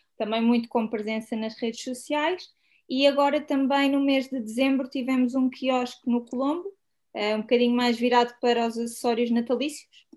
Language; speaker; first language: Portuguese; native; Portuguese